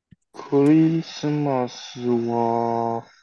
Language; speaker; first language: Japanese; non-native, learner; Chinese